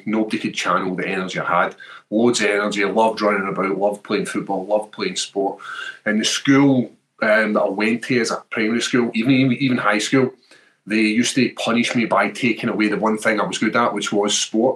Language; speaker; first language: English; native; English